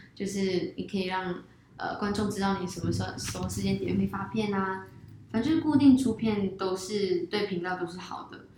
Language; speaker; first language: Chinese; native; Chinese